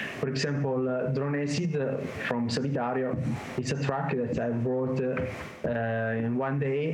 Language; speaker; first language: English; non-native, learner; Italian